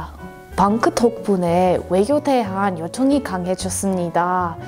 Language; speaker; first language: Korean; non-native, fluent; English